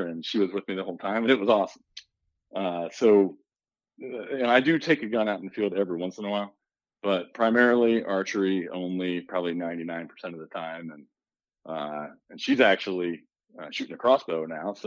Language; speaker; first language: English; native; English